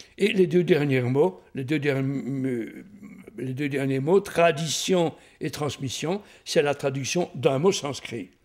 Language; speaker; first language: French; native; French